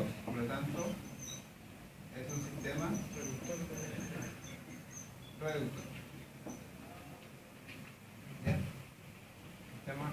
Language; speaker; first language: Spanish; native; Spanish